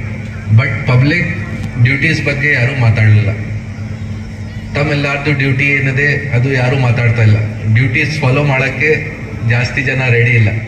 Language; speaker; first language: Kannada; non-native, fluent; Hindi